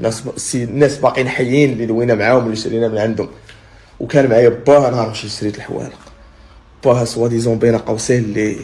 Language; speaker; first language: Arabic; native; Arabic